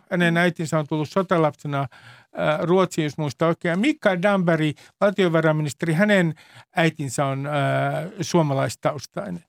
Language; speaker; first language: Finnish; native; Finnish